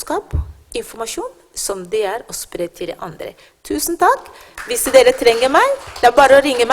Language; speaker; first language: Norwegian; non-native, fluent; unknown